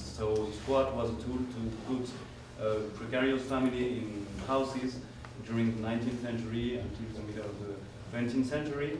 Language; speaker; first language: English; non-native, fluent; French